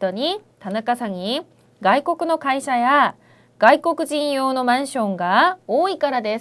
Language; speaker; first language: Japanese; non-native, fluent; Korean